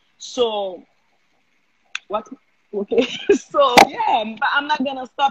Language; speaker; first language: English; non-native, learner; Haitian Creole